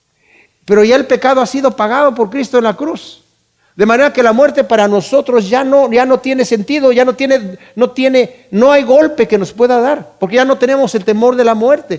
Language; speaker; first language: Spanish; native; Spanish